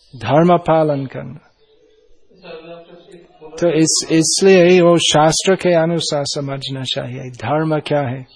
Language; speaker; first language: Hindi; non-native, fluent; English